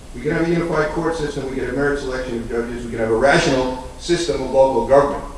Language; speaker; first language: English; native; English